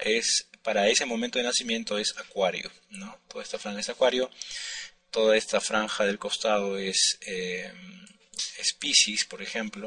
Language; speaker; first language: Spanish; native; Spanish